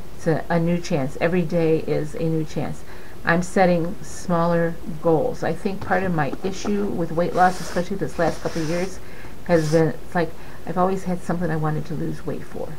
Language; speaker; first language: English; native; English